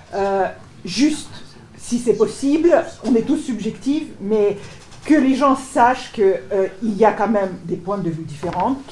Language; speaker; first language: French; non-native, fluent; Russian